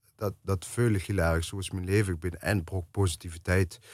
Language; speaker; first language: Dutch; native; Dutch